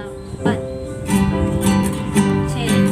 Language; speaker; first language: Indonesian; non-native, local second language; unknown